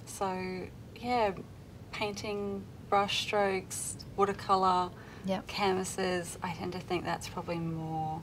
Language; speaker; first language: English; native; English